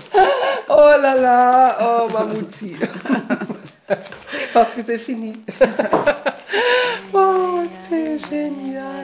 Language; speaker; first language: French; non-native, fluent; German